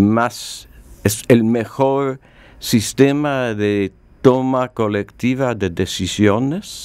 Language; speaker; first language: Spanish; non-native, fluent; Polish